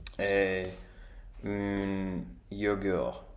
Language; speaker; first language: French; non-native, learner; English